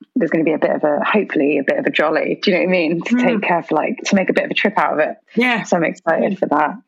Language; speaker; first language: English; native; English